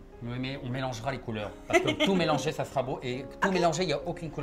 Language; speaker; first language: French; native; French